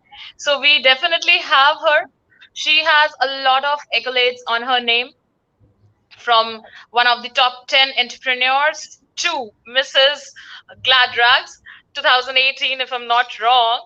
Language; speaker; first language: English; non-native, local second language; Hindi